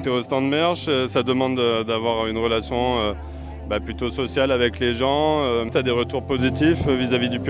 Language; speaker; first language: French; native; French